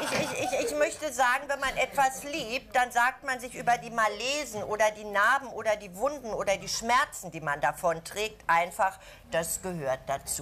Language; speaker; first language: German; native; German